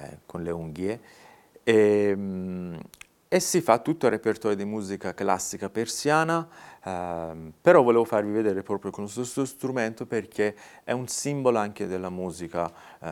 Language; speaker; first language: Italian; non-native, fluent; Persian